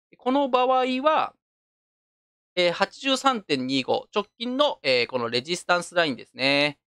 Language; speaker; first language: Japanese; native; Japanese